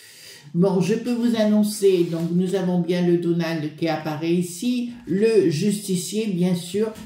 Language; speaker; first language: French; native; French